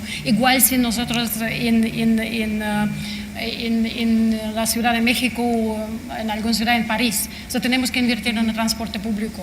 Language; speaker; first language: Spanish; non-native, fluent; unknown